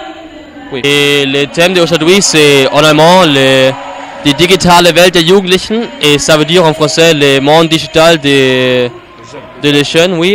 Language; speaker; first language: French; non-native, learner; German